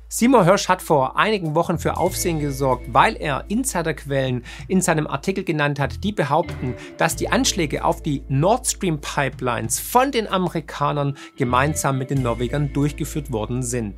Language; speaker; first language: German; native; German